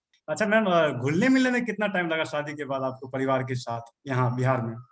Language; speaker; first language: Hindi; native; Hindi